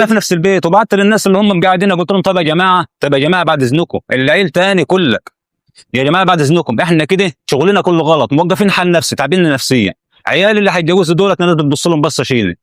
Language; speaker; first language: Arabic; native; Arabic